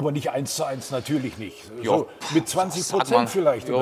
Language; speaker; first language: German; native; German